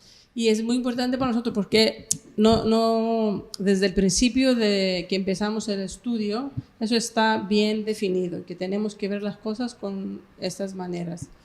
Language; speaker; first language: Spanish; non-native, fluent; Greek